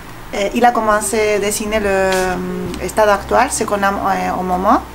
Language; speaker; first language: French; non-native, fluent; Spanish